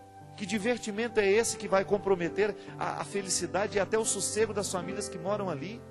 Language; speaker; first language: Portuguese; native; Portuguese